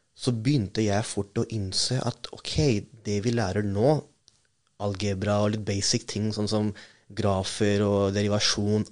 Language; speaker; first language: Norwegian; non-native, fluent; Urdu